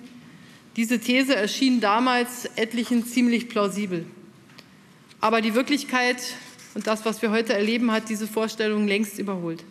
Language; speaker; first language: German; native; German